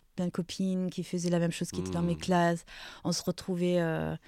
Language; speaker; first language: French; non-native, fluent; German